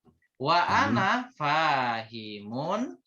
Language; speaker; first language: Arabic; non-native, fluent; Indonesian